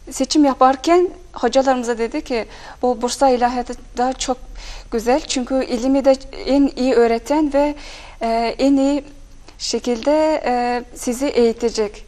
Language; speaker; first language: Turkish; non-native, fluent; Mongolian